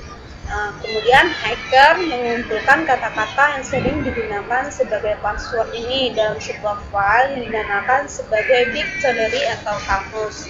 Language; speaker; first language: Indonesian; native; Indonesian